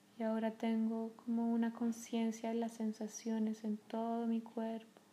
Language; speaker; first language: Spanish; non-native, fluent; French